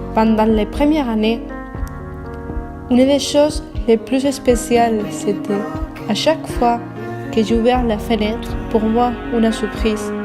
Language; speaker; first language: French; non-native, learner; Spanish